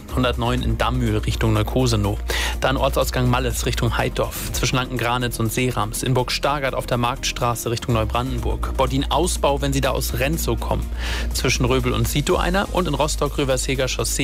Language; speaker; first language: German; native; German